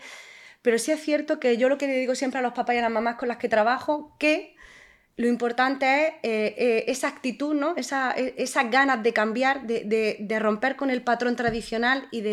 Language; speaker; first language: Spanish; native; Spanish